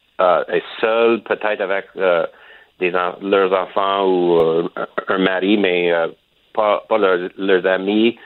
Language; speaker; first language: French; non-native, learner; English